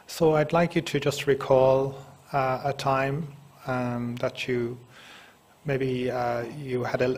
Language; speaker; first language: English; native; English